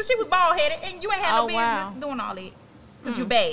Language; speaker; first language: English; native; English